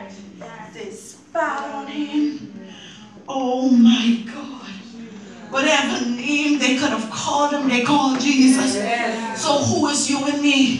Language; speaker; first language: English; native; English